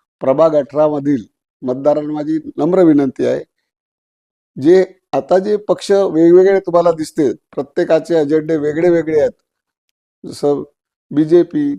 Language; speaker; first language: Marathi; native; Marathi